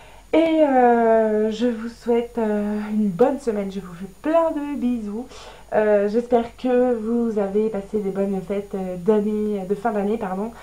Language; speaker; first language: French; native; French